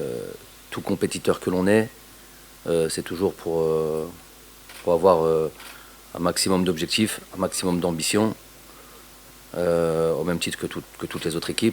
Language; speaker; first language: French; native; French